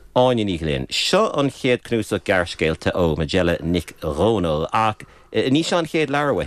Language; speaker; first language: Irish; native; Irish